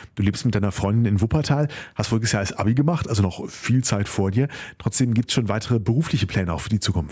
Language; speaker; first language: German; native; German